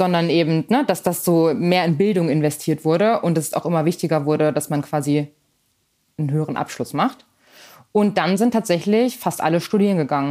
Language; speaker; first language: German; native; German